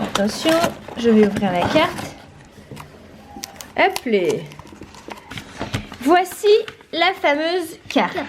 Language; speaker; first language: French; native; French